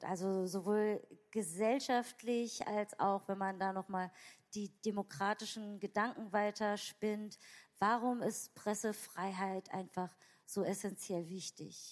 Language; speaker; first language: German; native; German